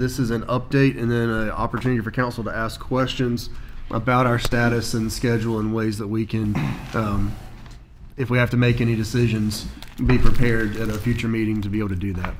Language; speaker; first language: English; native; English